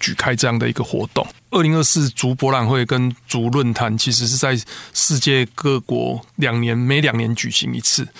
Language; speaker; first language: Chinese; native; Chinese